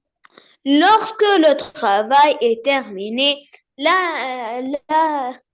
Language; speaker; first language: French; non-native, learner; Arabic